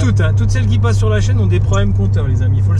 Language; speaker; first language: French; native; French